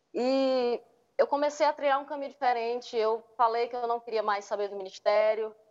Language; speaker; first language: Portuguese; native; Portuguese